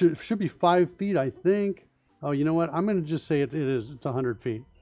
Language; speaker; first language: English; native; English